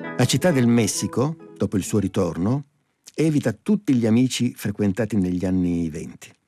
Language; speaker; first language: Italian; native; Italian